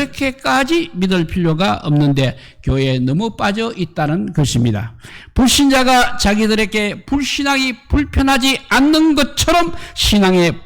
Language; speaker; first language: Korean; native; Korean